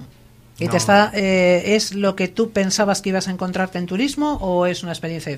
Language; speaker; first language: Spanish; native; Spanish